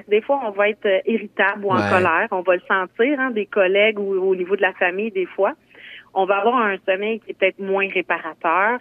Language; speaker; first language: French; native; French